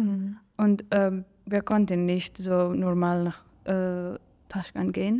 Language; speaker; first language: German; non-native, learner; Persian